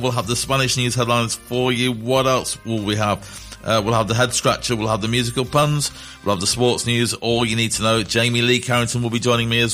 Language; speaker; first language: English; native; English